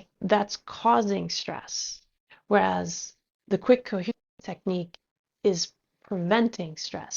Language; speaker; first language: English; native; English